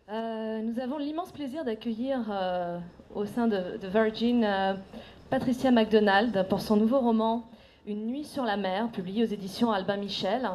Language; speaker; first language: French; native; French